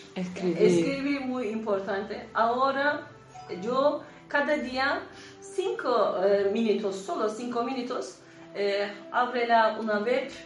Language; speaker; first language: Spanish; non-native, learner; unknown